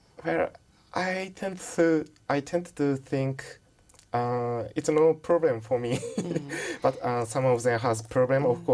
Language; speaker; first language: English; non-native, learner; Japanese